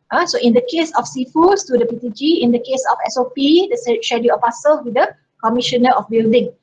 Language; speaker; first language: English; non-native, local second language; Malay